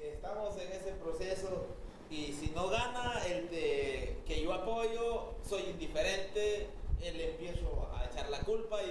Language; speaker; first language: Spanish; native; Spanish